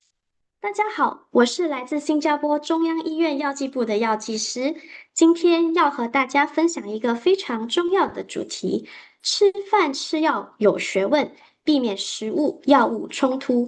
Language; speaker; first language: Chinese; native; Chinese